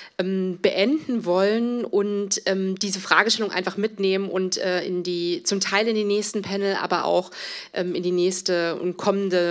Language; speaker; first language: German; native; German